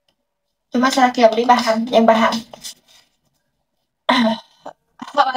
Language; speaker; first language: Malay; non-native, learner; Vietnamese